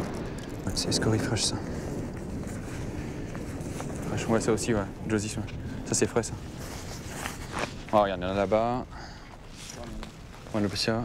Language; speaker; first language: French; native; French